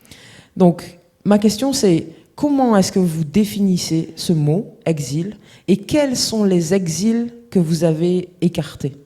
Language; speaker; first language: French; native; French